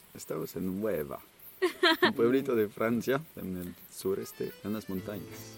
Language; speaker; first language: Spanish; non-native, fluent; French